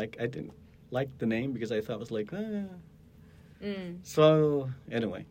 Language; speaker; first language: English; non-native, local second language; Hiligaynon